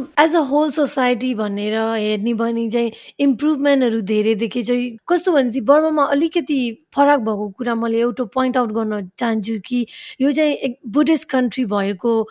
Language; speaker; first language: Nepali; early bilingual, heritage; Nepali